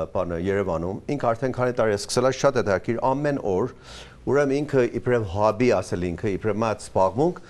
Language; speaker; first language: Armenian; early bilingual, heritage; Armenian